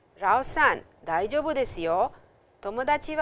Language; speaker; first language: Japanese; non-native, fluent; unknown